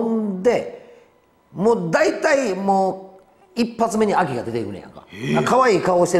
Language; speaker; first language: Japanese; native; Japanese